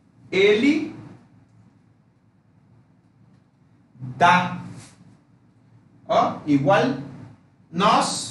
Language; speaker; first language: Portuguese; non-native, fluent; Spanish